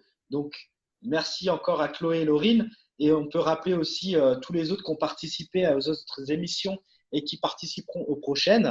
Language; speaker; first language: French; native; French